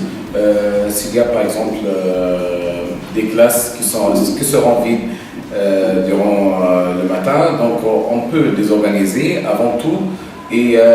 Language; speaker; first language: French; non-native, fluent; Arabic